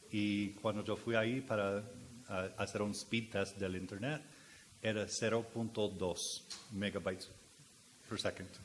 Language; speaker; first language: Spanish; non-native, learner; English